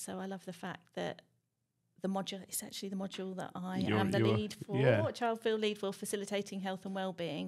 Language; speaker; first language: English; native; English